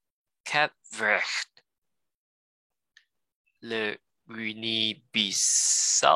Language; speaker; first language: French; non-native, learner; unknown